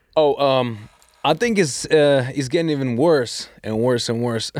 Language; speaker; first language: English; non-native, fluent; Russian